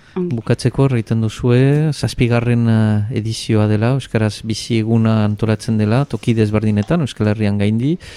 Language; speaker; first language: Basque; native; Basque